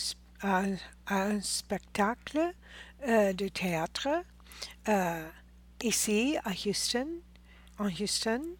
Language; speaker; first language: French; non-native, learner; English